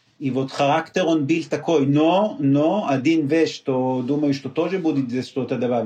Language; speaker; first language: Russian; non-native, learner; Hebrew